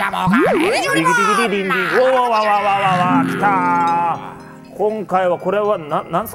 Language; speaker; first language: Japanese; native; Japanese